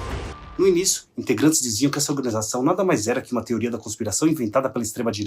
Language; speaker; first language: Portuguese; native; Portuguese